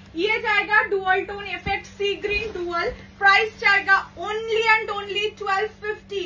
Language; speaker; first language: Hindi; non-native, local second language; Bangla